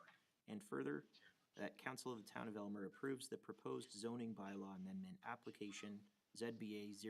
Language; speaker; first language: English; native; English